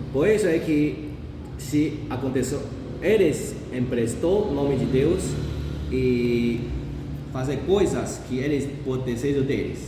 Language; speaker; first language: Portuguese; non-native, fluent; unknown